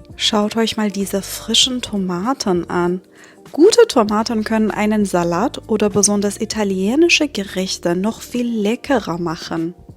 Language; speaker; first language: German; non-native, fluent; Persian